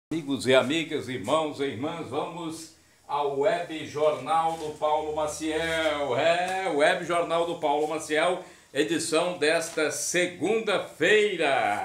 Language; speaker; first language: Portuguese; native; Portuguese